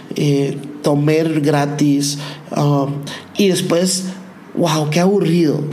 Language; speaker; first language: Spanish; native; Spanish